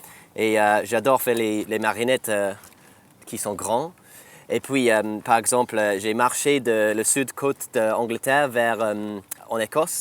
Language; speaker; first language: French; non-native, fluent; English